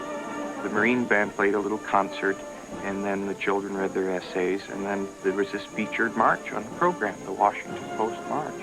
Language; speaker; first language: English; native; English